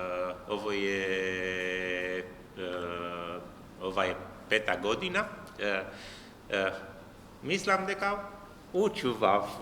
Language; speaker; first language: Macedonian; non-native, learner; Romanian